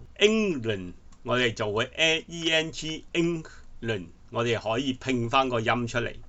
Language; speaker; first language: Cantonese; native; Cantonese